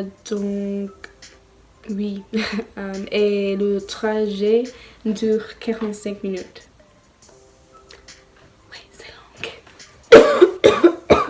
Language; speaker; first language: French; non-native, learner; English